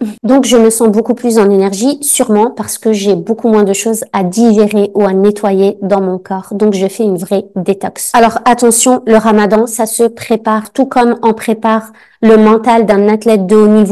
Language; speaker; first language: French; native; French